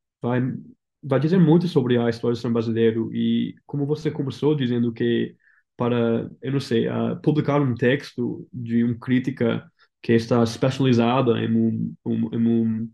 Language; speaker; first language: Portuguese; non-native, learner; English